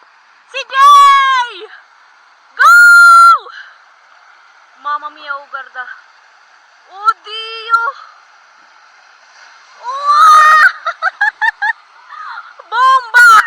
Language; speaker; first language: Italian; non-native, learner; Filipino